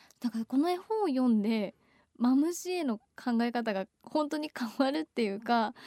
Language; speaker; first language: Japanese; native; Japanese